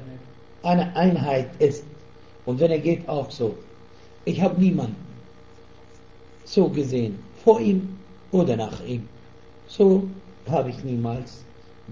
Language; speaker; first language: German; non-native, fluent; Arabic